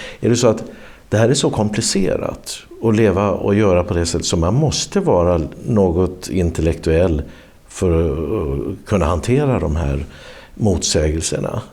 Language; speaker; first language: Swedish; native; Swedish